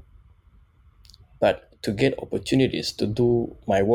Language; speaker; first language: English; non-native, local second language; Kinyarwanda